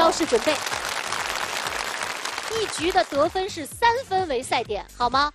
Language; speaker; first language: Chinese; native; Chinese